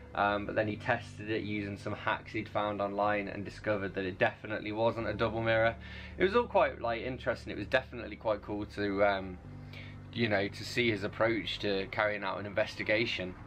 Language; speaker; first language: English; native; English